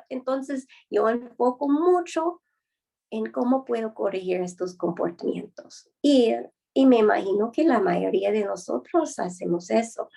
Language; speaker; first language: Spanish; non-native, fluent; English